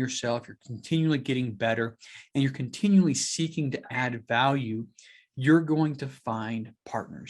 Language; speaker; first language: English; native; English